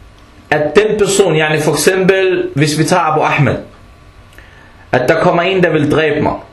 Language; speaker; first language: Danish; non-native, fluent; Arabic